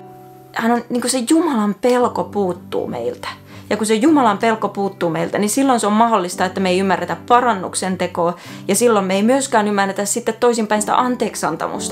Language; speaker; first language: Finnish; native; Finnish